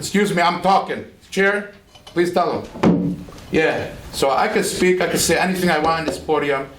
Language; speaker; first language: English; non-native, fluent; Arabic